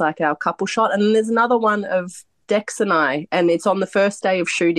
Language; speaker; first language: English; non-native, local second language; Croatian